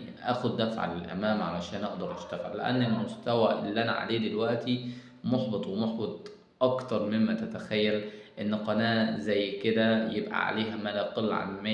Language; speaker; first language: Arabic; native; Arabic